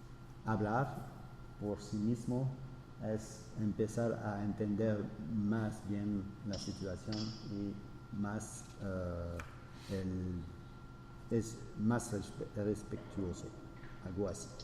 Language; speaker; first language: Spanish; non-native, fluent; French